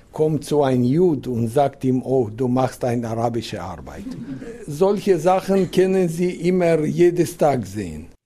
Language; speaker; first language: German; non-native, fluent; Romanian